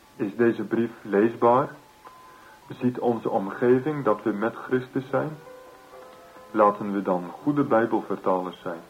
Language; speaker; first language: Dutch; native; Dutch